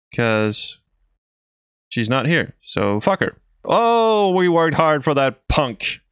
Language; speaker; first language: English; non-native, fluent; Danish